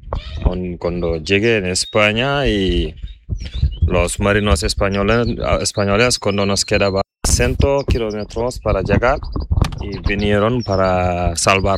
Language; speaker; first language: Spanish; non-native, learner; Fula